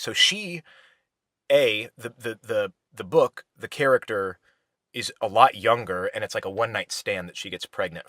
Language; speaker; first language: English; native; English